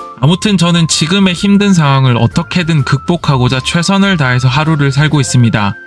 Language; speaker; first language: Korean; native; Korean